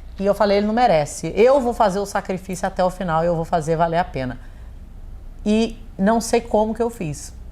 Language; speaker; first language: Portuguese; native; Portuguese